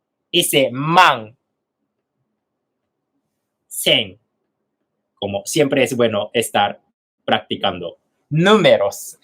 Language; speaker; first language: Spanish; non-native, fluent; Japanese